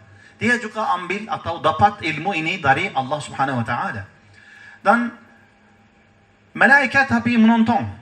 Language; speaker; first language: Indonesian; non-native, learner; Turkish